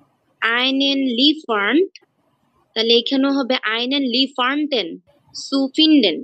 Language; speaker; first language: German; non-native, learner; Bangla